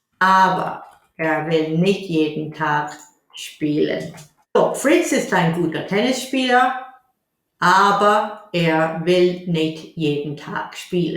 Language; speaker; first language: German; non-native, fluent; English